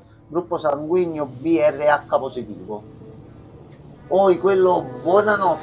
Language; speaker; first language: Italian; native; Italian